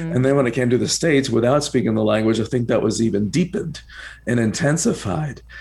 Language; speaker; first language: English; early bilingual, other home language; Spanish